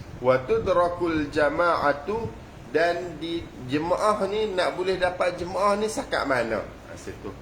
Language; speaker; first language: Malay; native; Malay